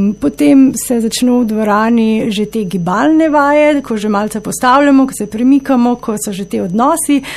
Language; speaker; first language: Slovenian; native; Slovenian